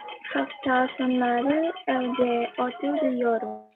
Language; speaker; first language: Turkish; non-native, learner; Indonesian